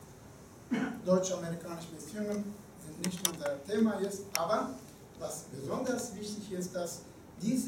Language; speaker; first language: German; non-native, fluent; Turkish